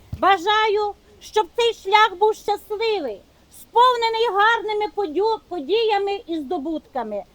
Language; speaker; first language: Ukrainian; native; Ukrainian